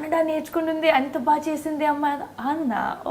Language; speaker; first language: Telugu; non-native, fluent; Hindi